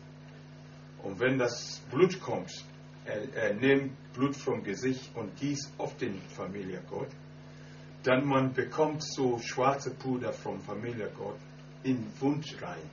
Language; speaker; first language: German; non-native, fluent; Akan